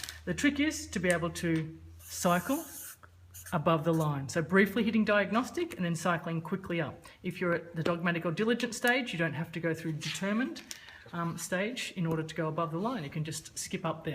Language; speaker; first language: English; native; English